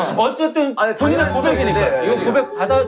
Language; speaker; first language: Korean; native; Korean